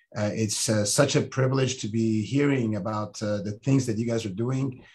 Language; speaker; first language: English; early bilingual, other home language; Persian